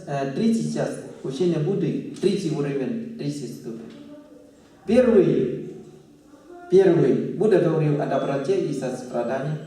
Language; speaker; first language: Russian; non-native, fluent; Thai